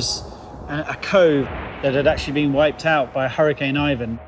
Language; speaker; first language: English; native; English